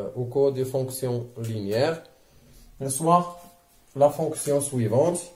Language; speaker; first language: French; non-native, local second language; Arabic